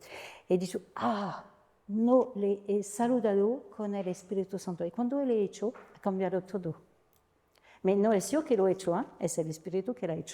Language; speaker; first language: Spanish; non-native, fluent; French